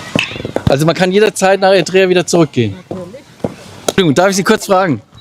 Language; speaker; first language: German; native; German